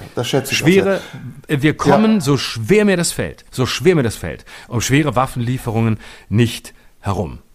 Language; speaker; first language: German; native; German